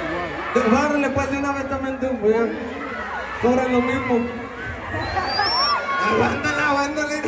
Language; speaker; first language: Spanish; native; Spanish